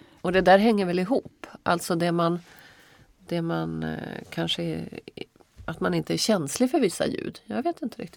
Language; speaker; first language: Swedish; native; Swedish